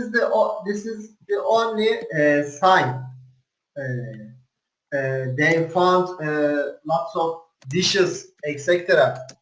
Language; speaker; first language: English; non-native, learner; Turkish